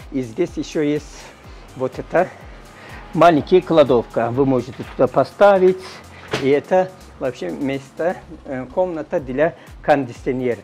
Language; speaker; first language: Russian; non-native, learner; Turkish